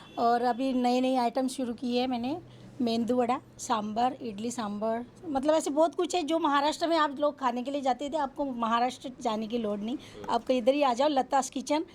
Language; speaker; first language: Hindi; non-native, local second language; Marathi